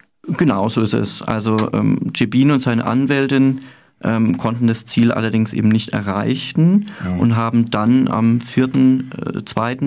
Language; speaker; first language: German; native; German